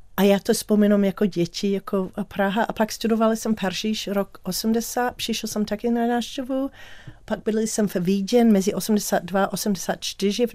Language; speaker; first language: Czech; non-native, learner; English